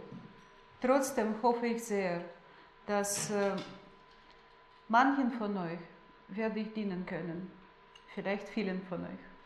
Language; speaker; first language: German; non-native, fluent; Russian